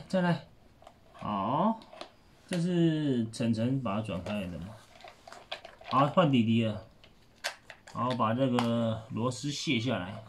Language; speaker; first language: Chinese; native; Chinese